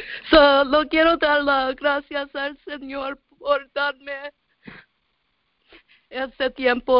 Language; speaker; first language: Spanish; early bilingual, heritage; Spanish